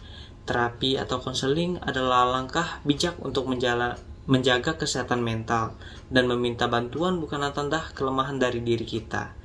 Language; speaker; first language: Indonesian; native; Indonesian